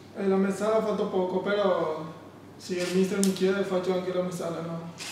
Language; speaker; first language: Italian; non-native, fluent; Spanish